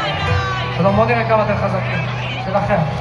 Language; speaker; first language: Hebrew; native; Hebrew